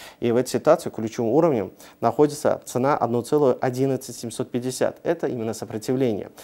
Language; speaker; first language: Russian; non-native, local second language; Uzbek